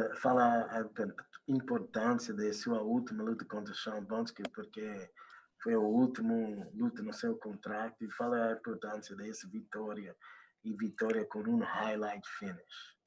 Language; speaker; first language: Portuguese; non-native, learner; English